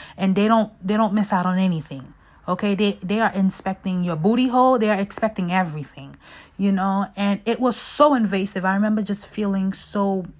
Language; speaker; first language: English; native; English